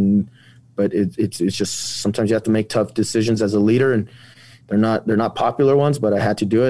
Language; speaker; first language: English; native; English